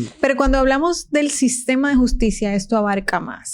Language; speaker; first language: Spanish; native; Spanish